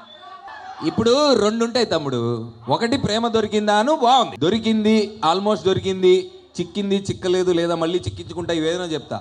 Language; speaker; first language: Telugu; native; Telugu